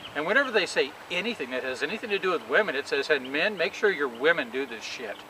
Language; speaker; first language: English; native; English